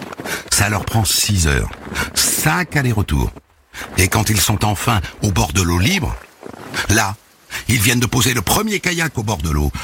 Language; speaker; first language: French; native; French